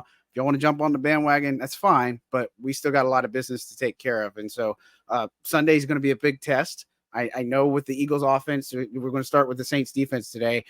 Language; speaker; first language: English; native; English